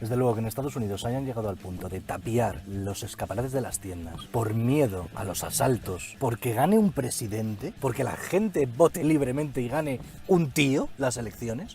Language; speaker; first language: Spanish; native; Spanish